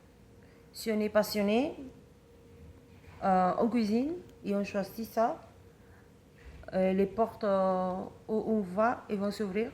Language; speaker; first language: French; non-native, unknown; Spanish